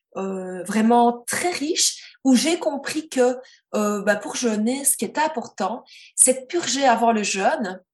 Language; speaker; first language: French; native; French